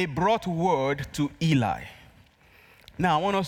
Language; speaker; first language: English; non-native, local second language; Yoruba